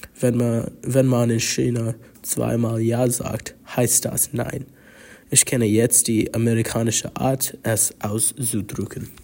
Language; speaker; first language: German; non-native, learner; Chinese